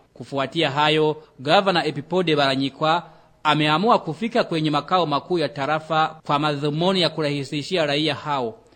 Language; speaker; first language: Swahili; non-native, local second language; Rundi